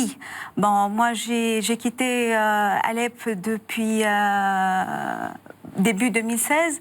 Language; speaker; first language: French; non-native, fluent; Arabic